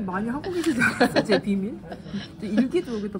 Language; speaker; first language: Korean; native; Korean